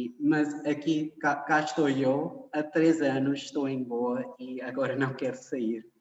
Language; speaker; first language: Portuguese; non-native, fluent; Konkani